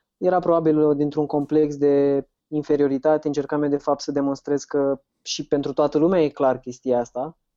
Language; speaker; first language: Romanian; native; Romanian